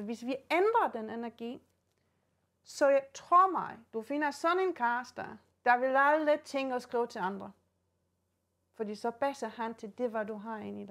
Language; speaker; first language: Danish; non-native, fluent; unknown